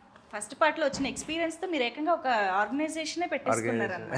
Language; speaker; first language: Telugu; native; Telugu